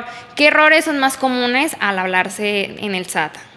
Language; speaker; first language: Spanish; native; Spanish